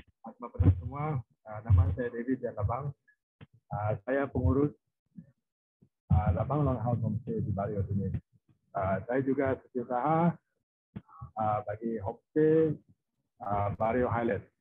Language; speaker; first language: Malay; non-native, local second language; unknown